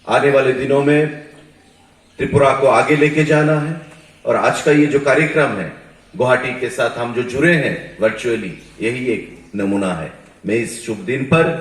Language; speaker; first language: Hindi; non-native, local second language; Bangla